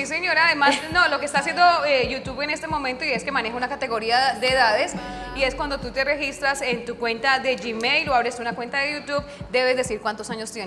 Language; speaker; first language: Spanish; native; Spanish